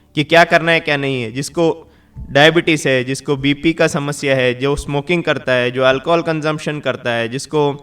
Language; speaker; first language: Hindi; non-native, local second language; Kannada